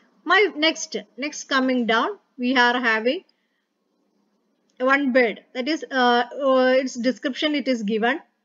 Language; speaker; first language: English; non-native, local second language; Malayalam